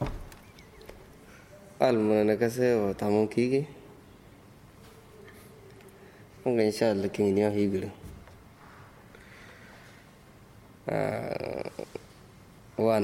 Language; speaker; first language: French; non-native, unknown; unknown